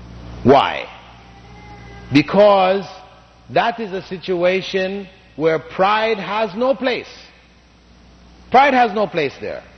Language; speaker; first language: English; non-native, fluent; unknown